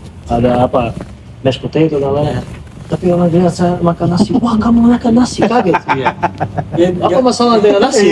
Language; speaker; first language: Indonesian; non-native, fluent; Serbian